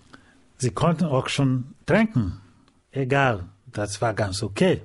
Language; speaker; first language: German; non-native, learner; Igbo